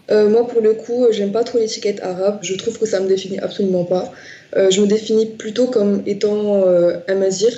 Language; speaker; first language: French; non-native, local second language; Arabic